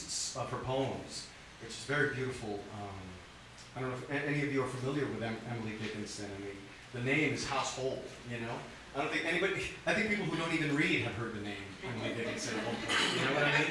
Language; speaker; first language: English; native; English